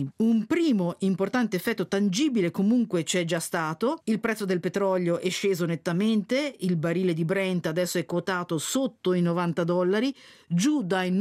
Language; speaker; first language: Italian; native; Italian